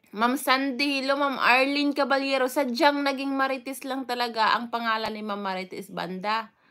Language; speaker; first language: Filipino; non-native, local second language; Waray